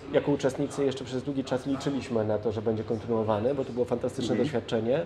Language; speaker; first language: Polish; early bilingual, other home language; Spanish